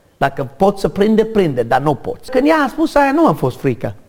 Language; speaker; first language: Romanian; non-native, learner; English